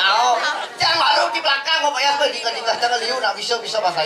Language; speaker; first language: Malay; non-native, local second language; Balinese